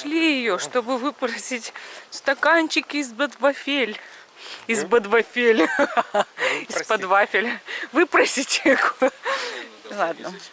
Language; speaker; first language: Russian; native; Russian